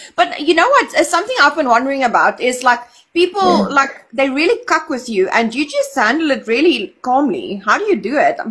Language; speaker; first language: English; non-native, local second language; Afrikaans